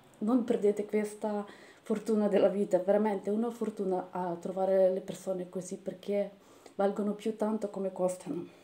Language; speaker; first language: Italian; non-native, fluent; Ukrainian